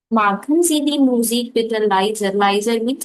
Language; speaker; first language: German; non-native, learner; Hindi